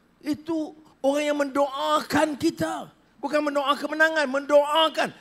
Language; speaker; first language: Malay; native; Malay